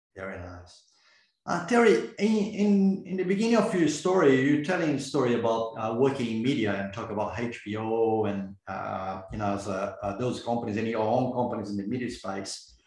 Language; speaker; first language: English; non-native, fluent; Portuguese